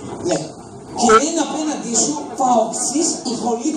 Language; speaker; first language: Greek; native; Greek